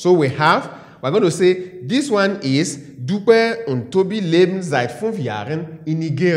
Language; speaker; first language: German; non-native, fluent; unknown